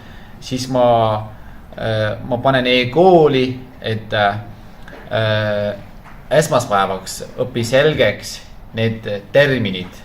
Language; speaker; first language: Estonian; non-native, fluent; Turkish